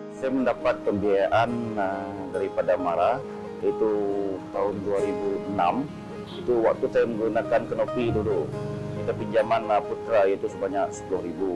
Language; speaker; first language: Malay; native; Malay